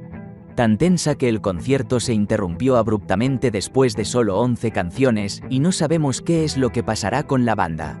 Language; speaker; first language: Spanish; native; Spanish